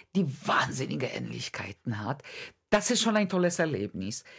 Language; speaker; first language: German; non-native, fluent; Polish